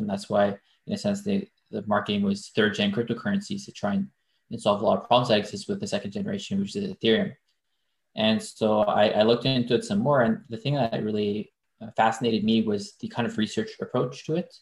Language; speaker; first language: English; non-native, fluent; French